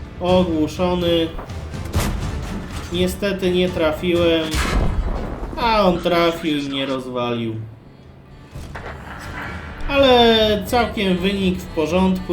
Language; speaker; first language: Polish; native; Polish